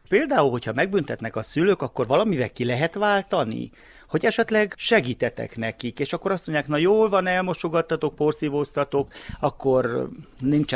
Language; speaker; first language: Hungarian; native; Hungarian